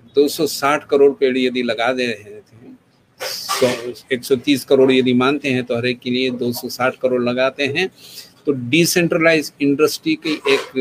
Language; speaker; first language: Hindi; non-native, local second language; Gujarati